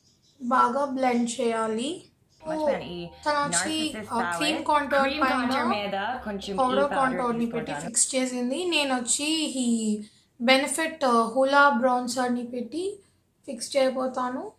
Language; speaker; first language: Telugu; native; Telugu